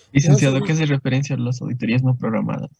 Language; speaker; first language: Spanish; native; Spanish